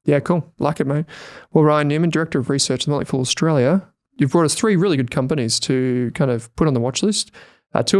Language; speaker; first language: English; native; English